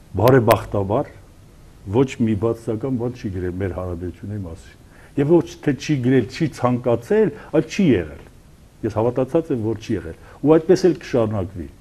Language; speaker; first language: Armenian; non-native, local second language; Kurdish